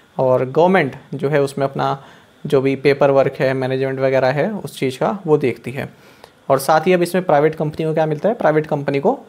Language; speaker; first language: Hindi; native; Hindi